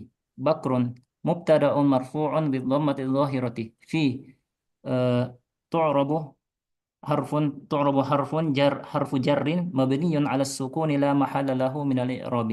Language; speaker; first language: Arabic; non-native, fluent; Indonesian